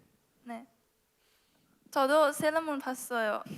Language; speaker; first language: Korean; non-native, learner; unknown